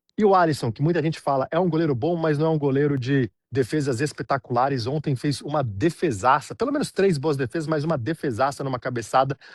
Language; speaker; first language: Portuguese; native; Portuguese